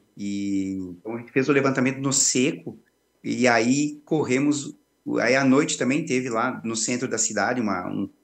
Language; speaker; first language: Portuguese; native; Portuguese